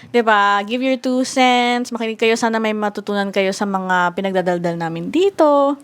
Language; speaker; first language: Filipino; non-native, local second language; English